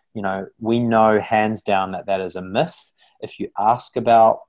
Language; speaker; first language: English; native; English